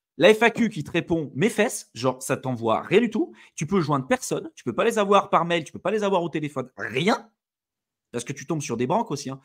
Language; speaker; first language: French; native; French